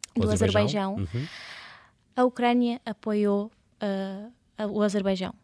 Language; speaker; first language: Portuguese; early bilingual, other home language; Russian